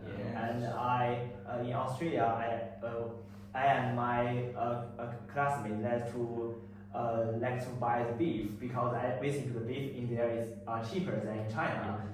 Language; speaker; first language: English; non-native, learner; Chinese